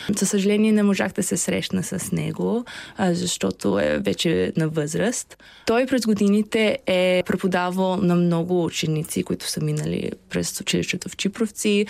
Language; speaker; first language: Bulgarian; early bilingual, heritage; Bulgarian